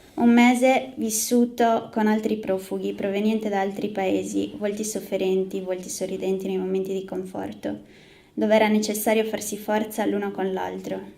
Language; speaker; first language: Italian; early bilingual, other home language; Spanish